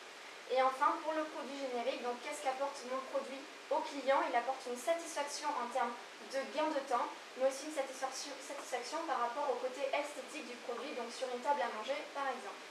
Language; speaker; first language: French; native; French